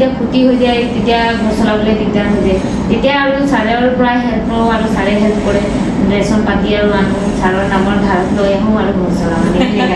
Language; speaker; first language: Assamese; non-native, local second language; Sadri